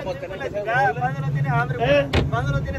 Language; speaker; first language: Spanish; native; Spanish